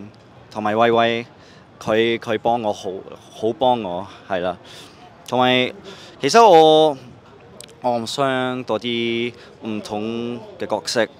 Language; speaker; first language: Cantonese; non-native, local second language; English